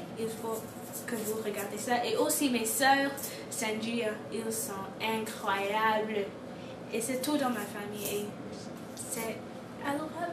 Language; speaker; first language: French; non-native, local second language; English